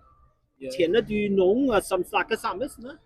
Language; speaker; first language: Norwegian; non-native, learner; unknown